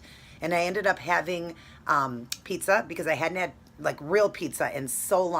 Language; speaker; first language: English; native; English